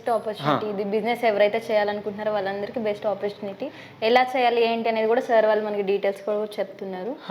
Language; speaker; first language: Telugu; native; Telugu